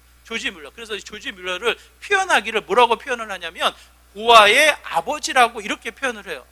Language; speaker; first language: Korean; native; Korean